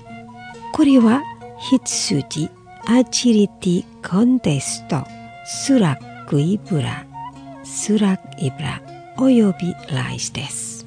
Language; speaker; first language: Japanese; non-native, fluent; Indonesian